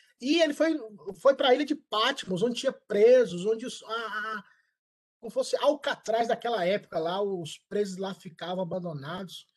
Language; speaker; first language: Portuguese; native; Portuguese